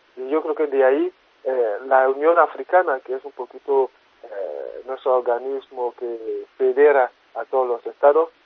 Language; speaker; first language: Spanish; non-native, fluent; French